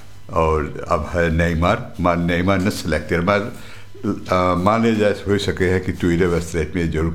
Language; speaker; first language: Dutch; non-native, local second language; Caribbean Hindustani